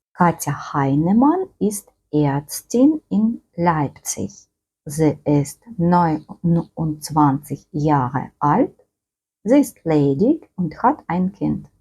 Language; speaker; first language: German; non-native, fluent; Ukrainian